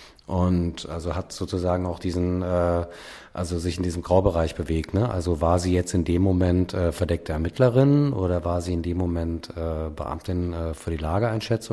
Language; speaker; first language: German; native; German